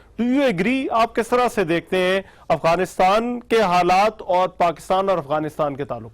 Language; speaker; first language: Urdu; native; Urdu